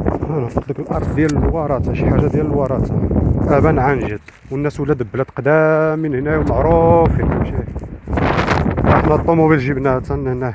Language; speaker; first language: Arabic; native; Arabic